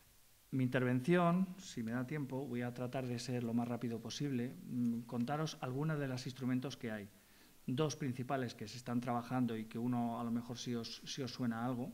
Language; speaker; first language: Spanish; native; Spanish